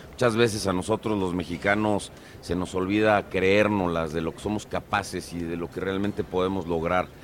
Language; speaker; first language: Spanish; native; Spanish